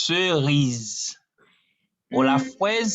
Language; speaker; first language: French; non-native, learner; Haitian Creole